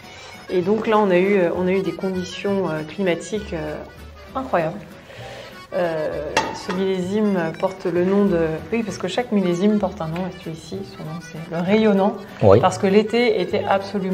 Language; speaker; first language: French; native; French